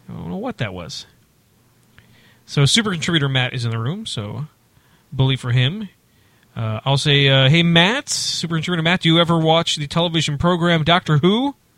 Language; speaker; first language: English; native; English